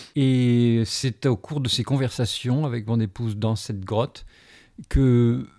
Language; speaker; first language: French; native; French